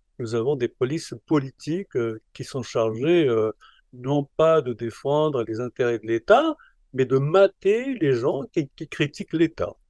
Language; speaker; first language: French; non-native, local second language; Arabic